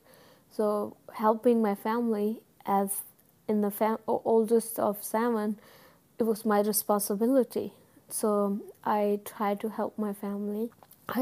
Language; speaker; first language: English; non-native, local second language; Punjabi